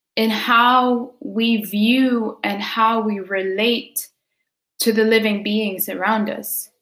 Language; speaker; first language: English; early bilingual, other home language; Quechua